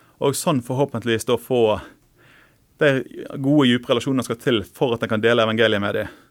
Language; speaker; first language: Norwegian; native; Norwegian